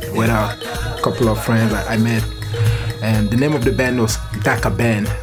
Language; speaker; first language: English; non-native, local second language; Yoruba